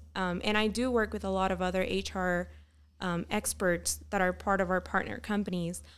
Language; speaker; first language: English; non-native, fluent; Spanish